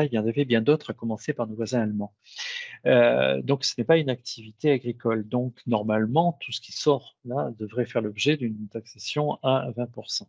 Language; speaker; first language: French; native; French